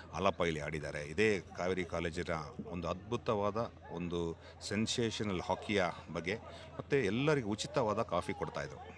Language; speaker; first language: Kannada; non-native, local second language; Kodava